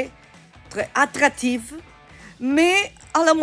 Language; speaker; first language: French; non-native, learner; Italian